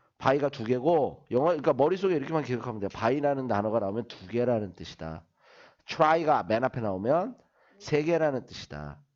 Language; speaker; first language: Korean; native; Korean